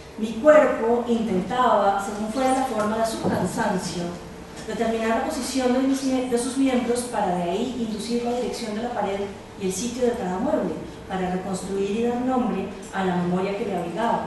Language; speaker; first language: Spanish; native; Spanish